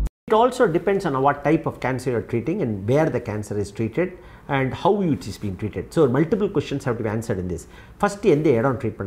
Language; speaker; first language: English; non-native, local second language; Tamil